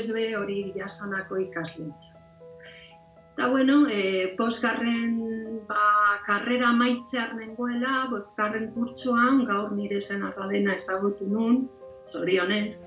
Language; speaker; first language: Basque; non-native, local second language; Spanish